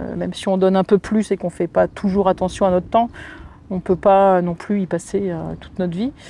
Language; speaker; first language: French; native; French